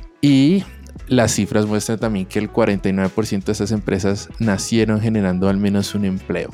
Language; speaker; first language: Spanish; native; Spanish